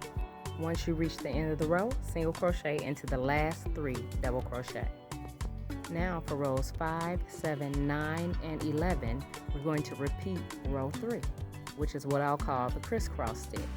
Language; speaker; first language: English; native; English